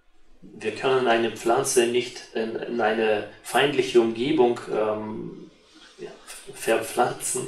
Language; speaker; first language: German; non-native, fluent; Russian